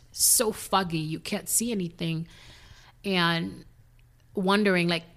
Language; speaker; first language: English; non-native, fluent; Haitian Creole